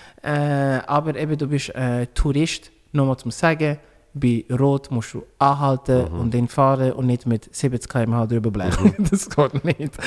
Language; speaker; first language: German; non-native, fluent; Lingala